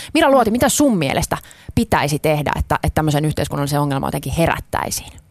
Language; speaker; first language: Finnish; native; Finnish